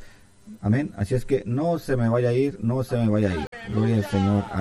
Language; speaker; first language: Spanish; native; Spanish